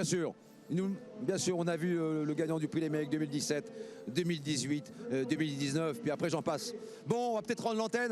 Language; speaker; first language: French; native; French